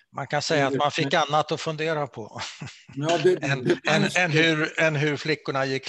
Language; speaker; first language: Swedish; native; Swedish